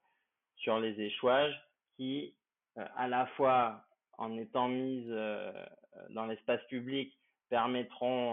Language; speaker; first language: French; native; French